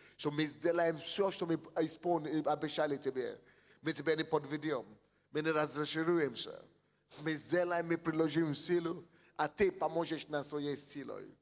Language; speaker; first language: Russian; non-native, fluent; Yoruba